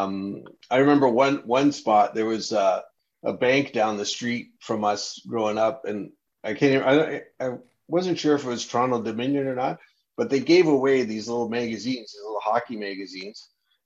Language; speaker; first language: English; native; English